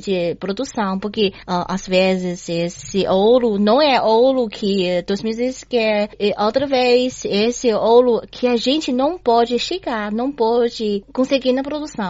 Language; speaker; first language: Portuguese; non-native, learner; Chinese